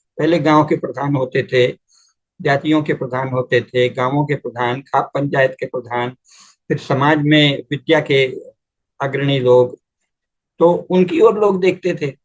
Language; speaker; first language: Hindi; native; Hindi